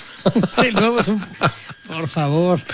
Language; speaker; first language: Spanish; native; Spanish